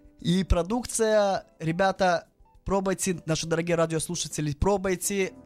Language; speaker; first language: Russian; early bilingual, heritage; Russian